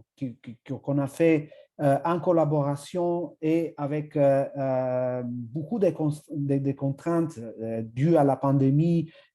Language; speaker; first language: French; non-native, fluent; Italian